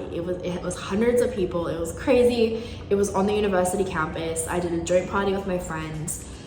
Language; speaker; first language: English; native; English